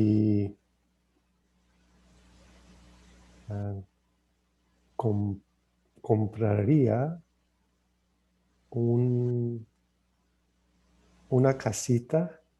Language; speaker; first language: Spanish; non-native, learner; English